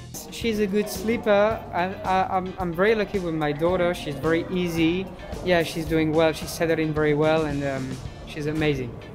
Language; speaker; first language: English; non-native, fluent; French